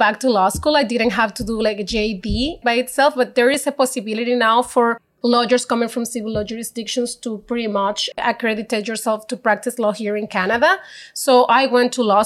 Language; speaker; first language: English; non-native, fluent; Spanish